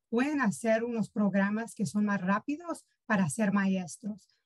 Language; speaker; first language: Spanish; early bilingual, heritage; Spanish